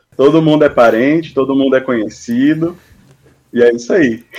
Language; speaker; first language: Portuguese; native; Portuguese